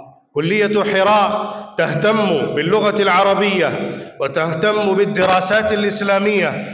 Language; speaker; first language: Arabic; non-native, fluent; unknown